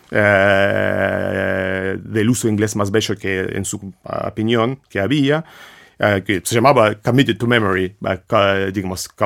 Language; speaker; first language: Spanish; non-native, fluent; Russian